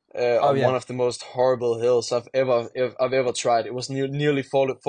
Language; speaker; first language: English; non-native, fluent; Danish